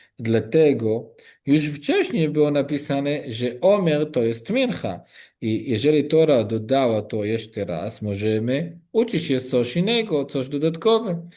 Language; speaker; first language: Polish; non-native, learner; Hebrew